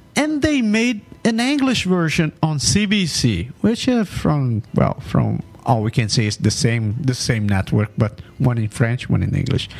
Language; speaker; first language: English; non-native, fluent; Portuguese